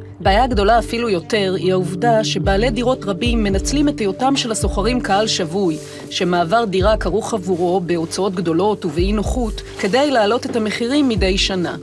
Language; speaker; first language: Hebrew; native; Hebrew